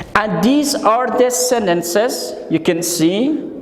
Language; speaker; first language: English; non-native, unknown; Persian